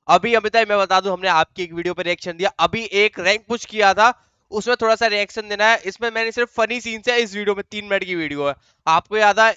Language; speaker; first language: Hindi; native; Hindi